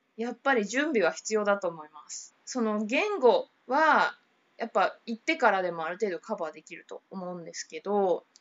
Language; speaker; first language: Japanese; native; Japanese